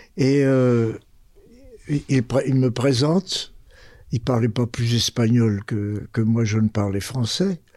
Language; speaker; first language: French; early bilingual, other home language; Spanish